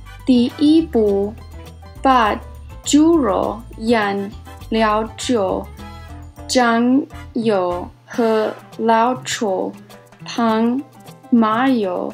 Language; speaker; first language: Chinese; non-native, learner; English